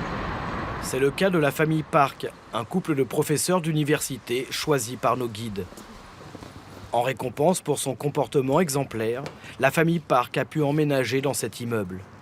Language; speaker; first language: French; native; French